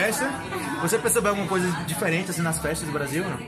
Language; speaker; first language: Portuguese; native; Portuguese